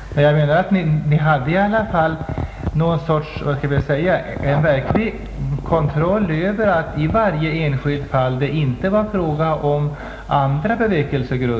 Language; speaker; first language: Swedish; native; Swedish